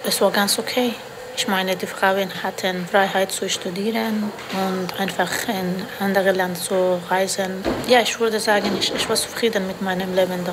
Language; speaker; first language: German; non-native, learner; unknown